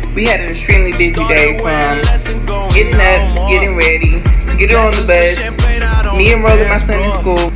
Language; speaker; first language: English; native; English